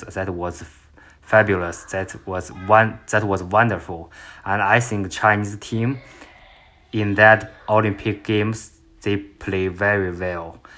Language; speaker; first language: English; non-native, learner; Chinese